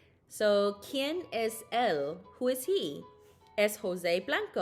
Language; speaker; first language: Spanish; non-native, learner; English